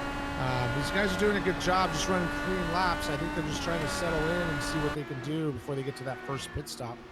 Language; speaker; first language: English; native; English